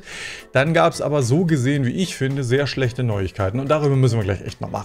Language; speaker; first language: German; native; German